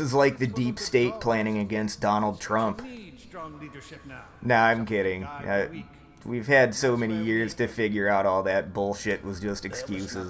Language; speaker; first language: English; native; English